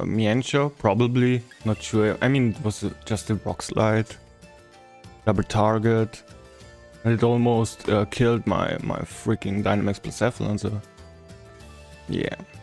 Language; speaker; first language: English; non-native, fluent; German